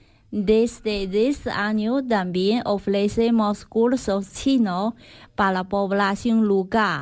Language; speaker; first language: Spanish; non-native, learner; Chinese